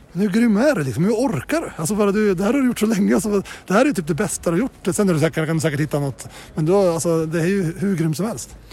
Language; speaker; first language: Swedish; native; Swedish